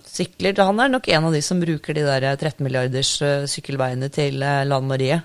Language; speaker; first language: Norwegian; native; Norwegian